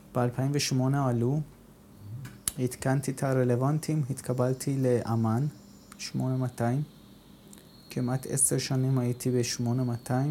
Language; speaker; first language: Hebrew; non-native, fluent; Persian